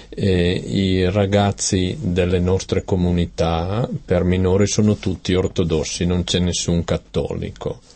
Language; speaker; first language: Italian; native; Italian